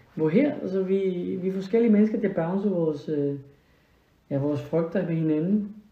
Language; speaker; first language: Danish; non-native, fluent; Spanish